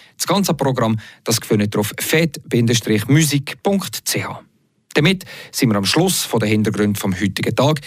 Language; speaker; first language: German; native; German